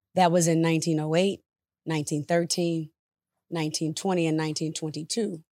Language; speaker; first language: English; early bilingual, other home language; Upper Guinea Crioulo